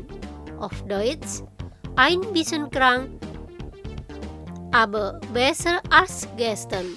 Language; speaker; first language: German; non-native, learner; Indonesian